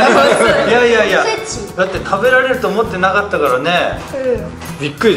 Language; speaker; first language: Japanese; native; Japanese